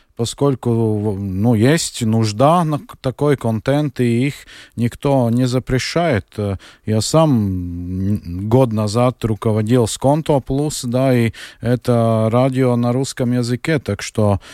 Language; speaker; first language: Russian; non-native, local second language; Latvian